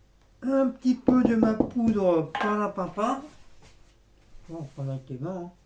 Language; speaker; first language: French; native; French